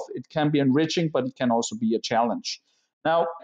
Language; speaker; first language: English; non-native, fluent; German